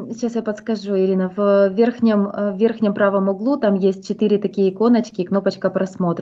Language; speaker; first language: Russian; native; Russian